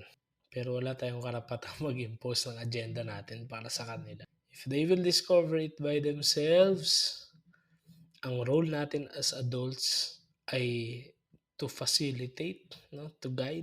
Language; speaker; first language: Filipino; native; Filipino